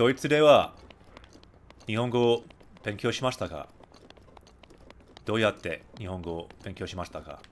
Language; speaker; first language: Japanese; non-native, fluent; English